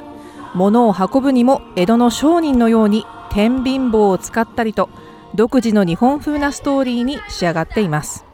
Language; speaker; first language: Japanese; native; Japanese